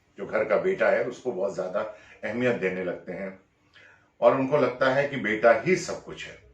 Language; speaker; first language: Hindi; native; Hindi